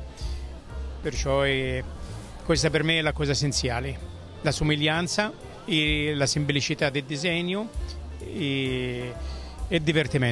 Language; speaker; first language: Italian; non-native, fluent; Arabic